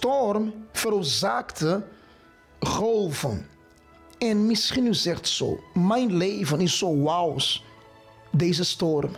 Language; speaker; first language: Dutch; non-native, fluent; Portuguese